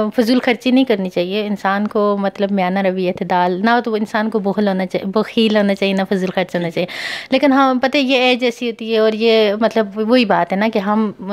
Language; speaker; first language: Urdu; non-native, local second language; Pashto